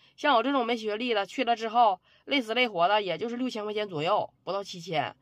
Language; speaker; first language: Chinese; native; Chinese